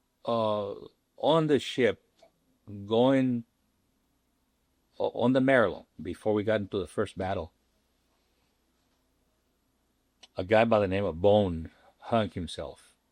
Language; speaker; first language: English; non-native, local second language; Spanish